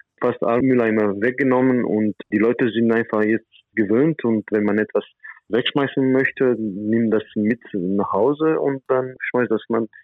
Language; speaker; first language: German; non-native, fluent; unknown